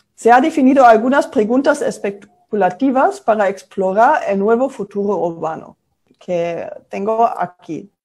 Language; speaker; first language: Spanish; non-native, fluent; German